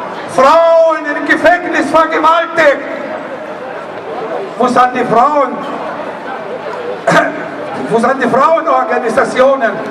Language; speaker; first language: German; non-native, learner; Arabic